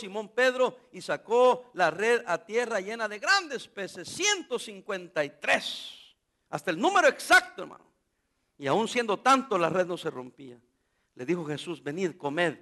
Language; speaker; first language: Spanish; native; Spanish